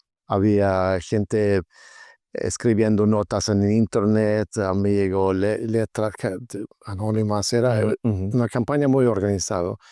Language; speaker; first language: Spanish; non-native, fluent; Swedish